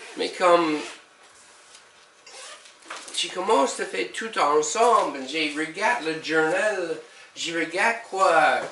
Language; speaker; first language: French; non-native, learner; English